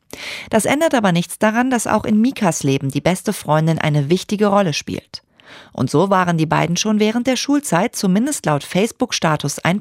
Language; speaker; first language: German; native; German